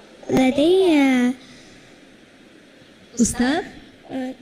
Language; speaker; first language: Arabic; non-native, learner; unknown